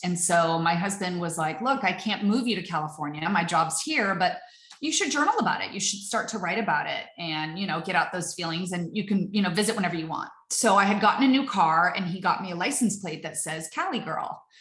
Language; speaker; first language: English; native; English